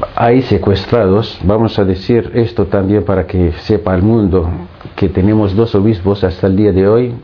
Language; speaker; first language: Spanish; non-native, fluent; Arabic